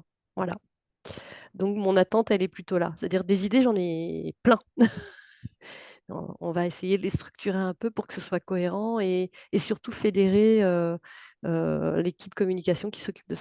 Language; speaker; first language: French; native; French